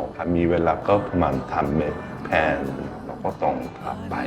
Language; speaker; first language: Thai; non-native, learner; Korean